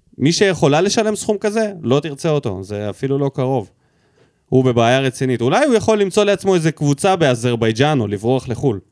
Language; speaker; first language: Hebrew; early bilingual, other home language; Russian